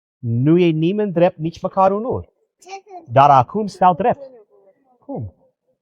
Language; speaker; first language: Romanian; non-native, learner; English